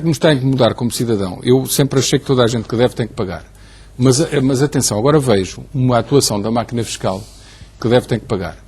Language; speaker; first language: Portuguese; native; Portuguese